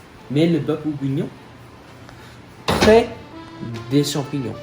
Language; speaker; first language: French; non-native, learner; English